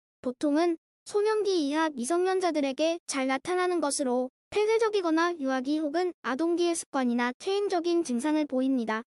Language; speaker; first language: Korean; native; Korean